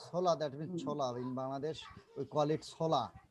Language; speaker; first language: English; non-native, learner; Bangla